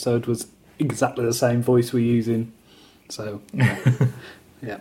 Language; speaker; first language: English; native; English